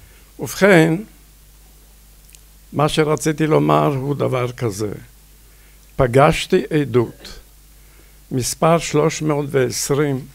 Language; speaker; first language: Hebrew; non-native, fluent; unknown